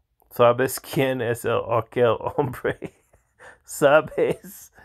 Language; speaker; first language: Spanish; non-native, learner; English